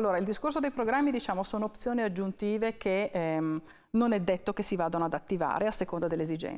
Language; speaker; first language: Italian; native; Italian